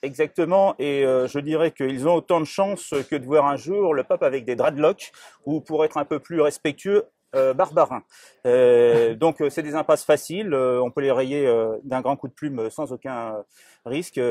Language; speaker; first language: French; native; French